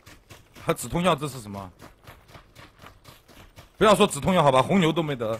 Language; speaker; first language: Chinese; native; Chinese